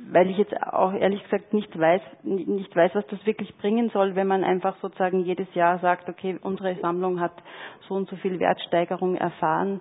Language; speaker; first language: German; native; German